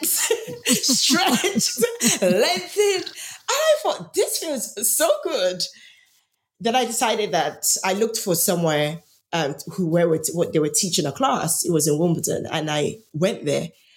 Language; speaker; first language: English; non-native, local second language; Yoruba